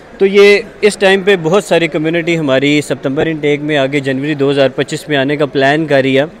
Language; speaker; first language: Urdu; non-native, local second language; Punjabi